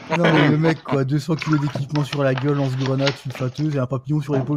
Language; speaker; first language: French; native; French